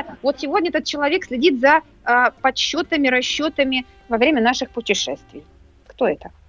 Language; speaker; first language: Russian; native; Russian